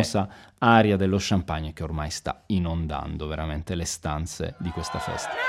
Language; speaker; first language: Italian; native; Italian